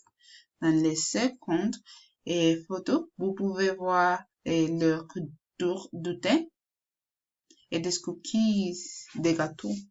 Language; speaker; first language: French; non-native, learner; Spanish